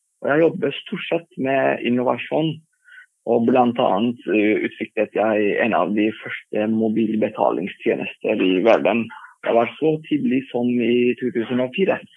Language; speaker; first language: Norwegian; non-native, fluent; Turkish